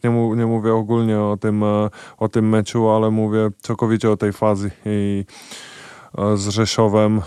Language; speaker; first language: Polish; non-native, fluent; Czech